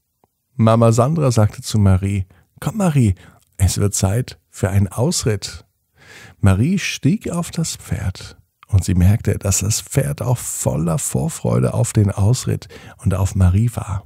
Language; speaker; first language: German; native; German